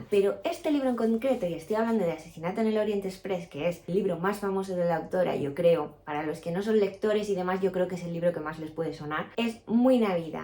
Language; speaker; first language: Spanish; native; Spanish